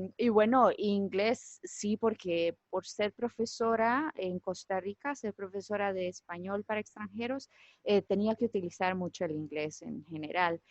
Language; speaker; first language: Spanish; native; Spanish